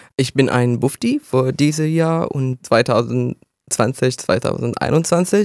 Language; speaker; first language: German; non-native, learner; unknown